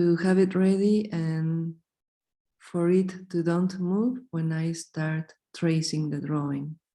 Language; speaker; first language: English; non-native, fluent; Spanish